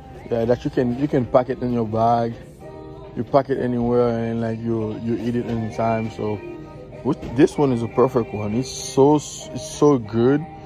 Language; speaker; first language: English; non-native, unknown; Haitian Creole